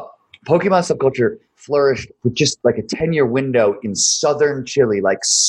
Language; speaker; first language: English; native; English